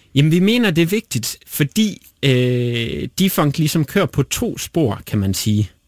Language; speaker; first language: Danish; native; Danish